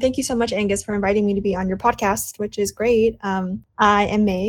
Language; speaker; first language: English; non-native, local second language; Cantonese